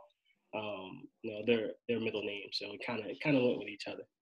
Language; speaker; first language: English; native; English